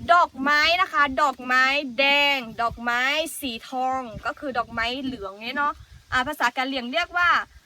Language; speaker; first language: Thai; non-native, local second language; S'gaw Karen